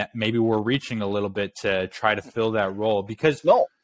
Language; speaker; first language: English; native; English